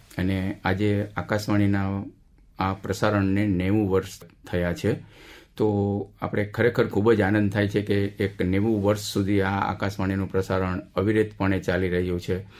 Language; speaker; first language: Gujarati; native; Gujarati